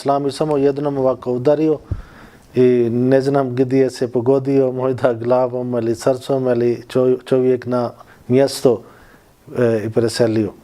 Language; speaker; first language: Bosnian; non-native, fluent; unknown